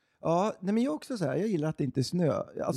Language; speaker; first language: Swedish; native; Swedish